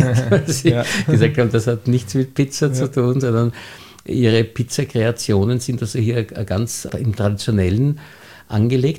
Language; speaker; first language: German; native; German